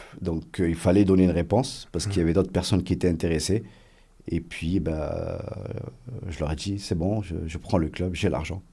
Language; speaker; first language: French; early bilingual, other home language; Arabic